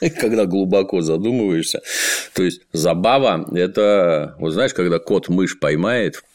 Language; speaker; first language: Russian; native; Russian